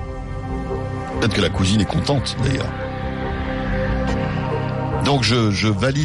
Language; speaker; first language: French; native; French